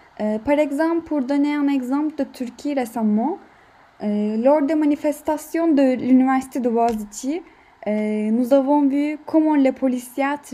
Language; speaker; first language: French; non-native, learner; Turkish